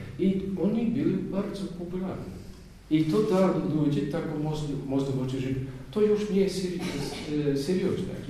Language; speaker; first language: Polish; non-native, learner; Dutch